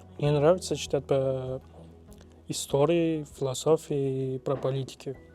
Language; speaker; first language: Russian; non-native, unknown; Turkish